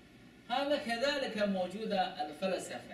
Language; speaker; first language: Arabic; non-native, learner; Chinese